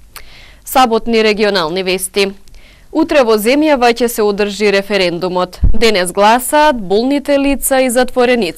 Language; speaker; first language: Macedonian; native; Macedonian